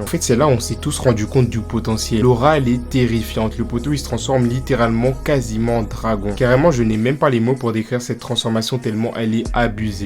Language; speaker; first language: French; native; French